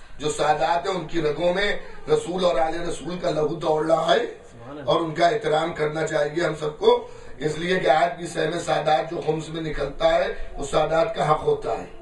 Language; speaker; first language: Urdu; native; Urdu